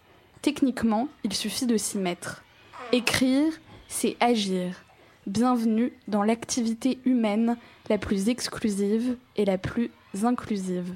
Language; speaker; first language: French; native; French